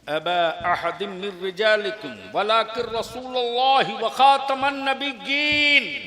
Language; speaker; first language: Urdu; native; Urdu